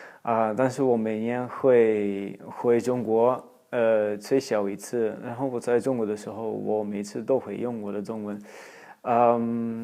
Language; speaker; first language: Chinese; non-native, fluent; Dutch